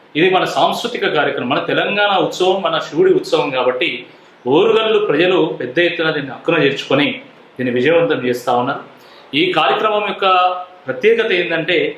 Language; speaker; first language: Telugu; native; Telugu